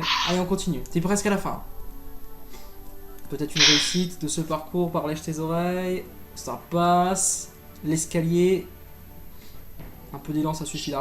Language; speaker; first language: French; native; French